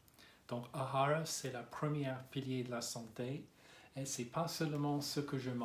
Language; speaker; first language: French; non-native, fluent; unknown